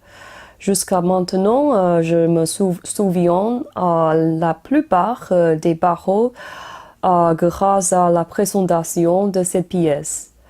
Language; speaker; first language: French; non-native, learner; Chinese